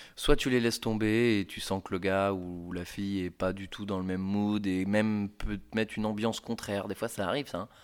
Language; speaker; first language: French; native; French